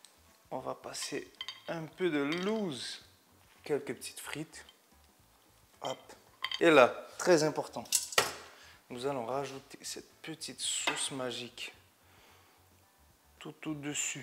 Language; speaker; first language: French; native; French